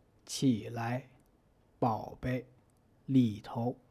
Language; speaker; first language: Chinese; native; Chinese